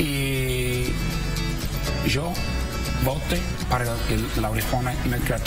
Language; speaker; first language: Spanish; non-native, learner; English